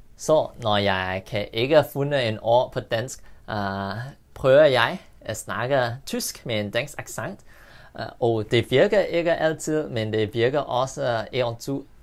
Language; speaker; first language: Danish; non-native, learner; English